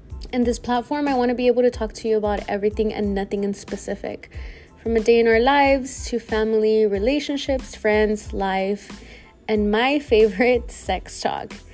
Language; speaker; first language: English; early bilingual, other home language; Spanish